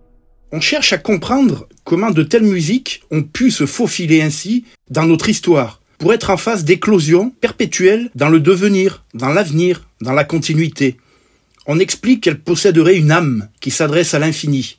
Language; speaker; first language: French; native; French